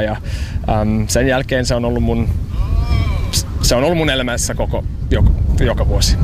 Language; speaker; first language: Finnish; non-native, learner; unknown